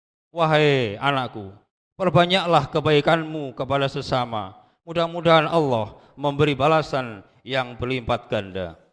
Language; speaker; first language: Indonesian; native; Indonesian